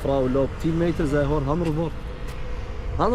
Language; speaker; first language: Dutch; non-native, learner; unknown